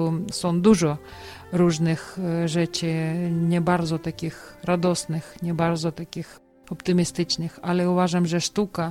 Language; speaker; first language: Polish; non-native, learner; Ukrainian